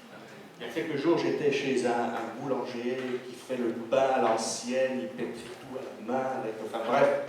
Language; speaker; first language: French; native; French